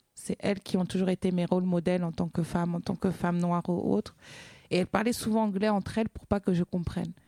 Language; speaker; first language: French; native; French